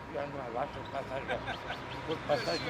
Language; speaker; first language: Arabic; native; Arabic